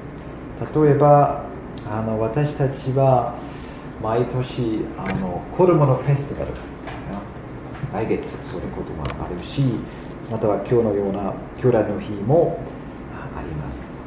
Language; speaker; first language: Japanese; non-native, fluent; German